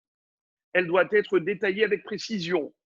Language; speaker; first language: French; native; French